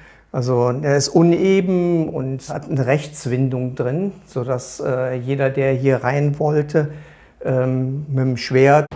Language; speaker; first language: German; native; German